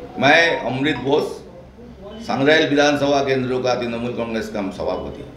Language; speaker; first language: Hindi; non-native, local second language; Bangla